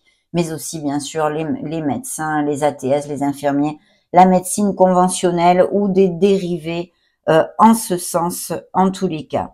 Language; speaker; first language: French; native; French